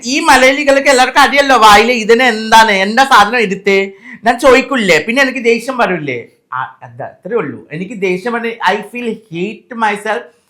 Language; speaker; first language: Malayalam; non-native, fluent; Assamese